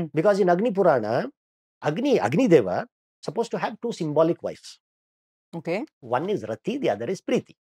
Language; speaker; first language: English; non-native, local second language; Kannada